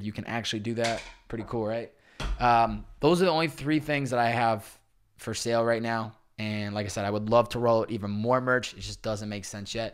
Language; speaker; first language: English; native; English